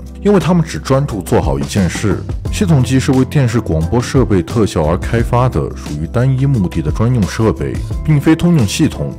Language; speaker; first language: Chinese; native; Chinese